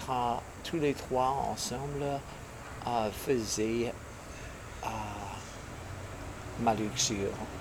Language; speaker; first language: French; non-native, fluent; English